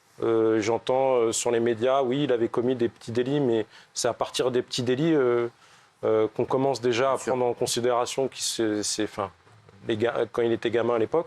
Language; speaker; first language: French; native; French